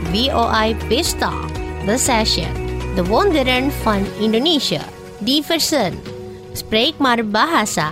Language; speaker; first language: Dutch; non-native, fluent; Indonesian